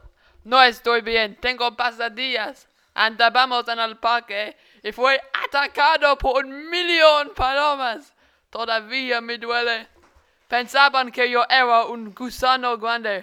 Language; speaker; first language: Spanish; non-native, learner; English